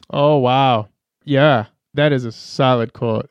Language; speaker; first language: English; early bilingual, other home language; Persian